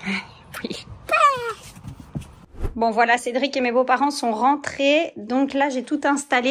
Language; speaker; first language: French; native; French